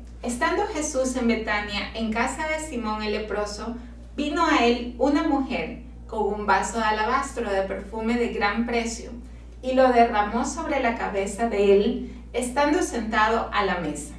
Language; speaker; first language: Spanish; native; Spanish